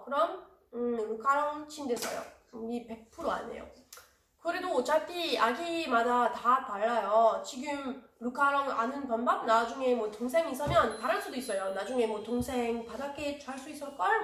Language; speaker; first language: Korean; non-native, learner; French